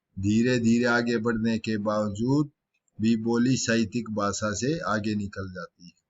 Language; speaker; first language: Hindi; native; Hindi